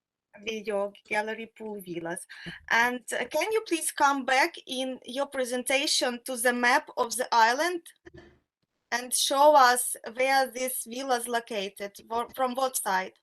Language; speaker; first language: English; non-native, fluent; Russian